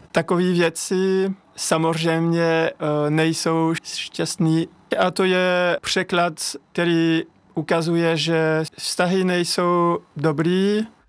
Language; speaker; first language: Czech; non-native, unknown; French